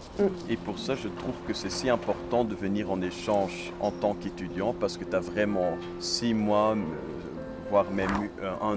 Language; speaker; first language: French; non-native, fluent; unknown